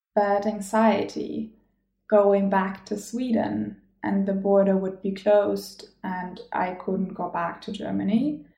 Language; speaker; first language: English; non-native, fluent; German